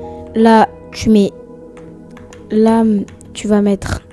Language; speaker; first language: French; native; French